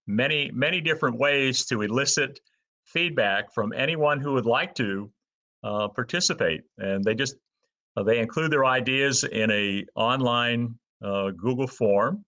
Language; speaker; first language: English; native; English